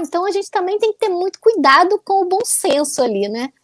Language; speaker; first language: Portuguese; native; Portuguese